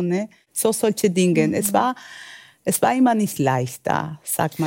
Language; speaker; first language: German; non-native, fluent; Spanish